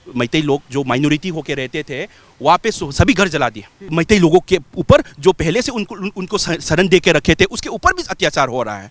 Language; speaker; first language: Hindi; non-native, local second language; Manipuri